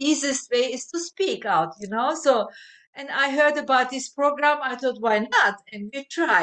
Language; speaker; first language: English; non-native, fluent; Turkish